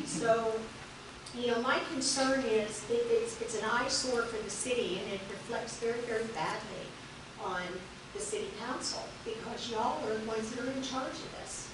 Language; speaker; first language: English; native; English